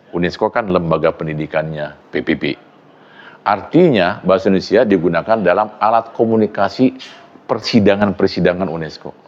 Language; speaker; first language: Indonesian; non-native, local second language; Sundanese